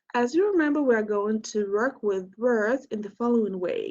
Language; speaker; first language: English; non-native, fluent; Russian